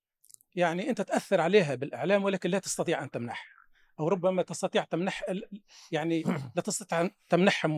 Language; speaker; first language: Arabic; native; Arabic